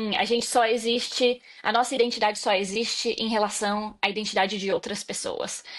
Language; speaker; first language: Portuguese; native; Portuguese